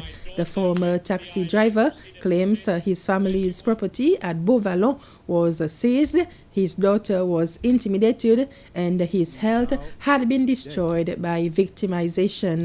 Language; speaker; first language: English; non-native, local second language; Seselwa Creole French